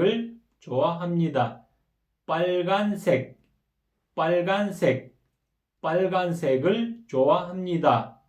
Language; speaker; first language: Korean; non-native, fluent; Kyrgyz